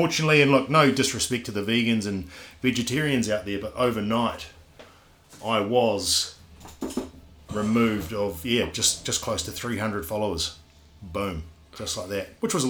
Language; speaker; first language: English; native; English